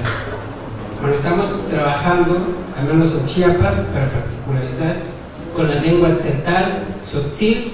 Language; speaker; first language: Spanish; non-native, local second language; Tzotzil